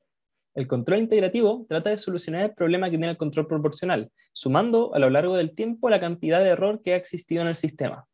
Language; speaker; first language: Spanish; native; Spanish